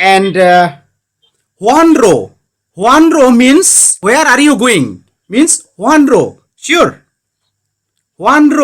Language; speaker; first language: English; non-native, learner; Bangla